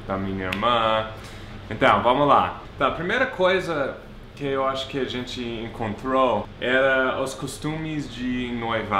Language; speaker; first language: Portuguese; non-native, fluent; English